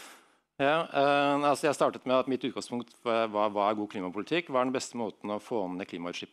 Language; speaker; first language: Norwegian; native; Norwegian